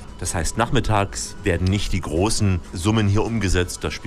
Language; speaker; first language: German; native; German